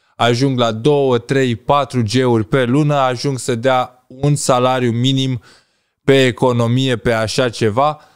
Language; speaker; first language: Romanian; native; Romanian